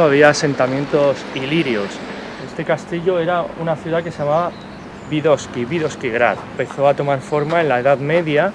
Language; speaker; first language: Spanish; native; Spanish